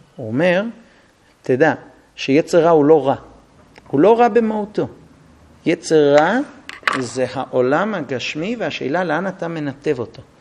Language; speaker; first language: Hebrew; non-native, fluent; English